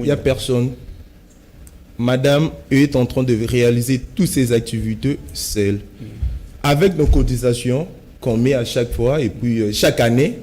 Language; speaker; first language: French; non-native, local second language; Lingala